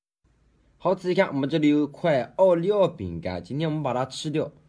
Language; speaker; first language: Chinese; native; Chinese